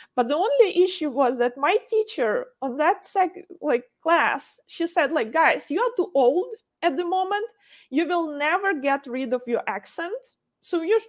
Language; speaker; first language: English; non-native, fluent; Ukrainian